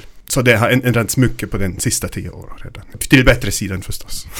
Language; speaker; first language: Swedish; non-native, learner; German